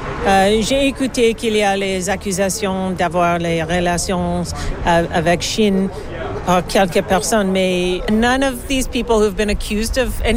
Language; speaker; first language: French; non-native, learner; English